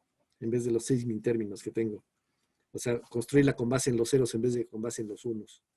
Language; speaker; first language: Spanish; native; Spanish